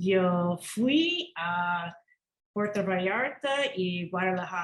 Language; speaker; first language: Spanish; non-native, learner; English